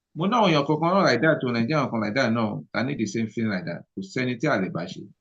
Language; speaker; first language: English; non-native, local second language; Yoruba